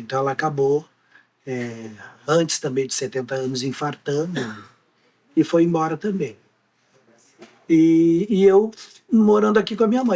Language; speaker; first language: Portuguese; native; Portuguese